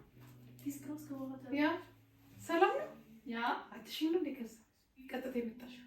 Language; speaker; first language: German; non-native, learner; Amharic